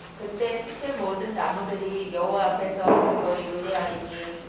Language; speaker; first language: Korean; native; Korean